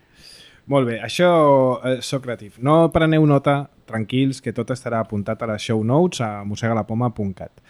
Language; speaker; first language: Catalan; native; Catalan